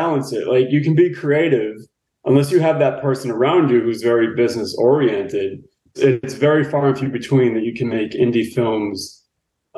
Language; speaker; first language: English; native; English